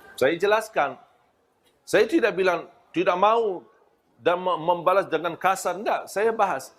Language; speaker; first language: Malay; non-native, fluent; Arabic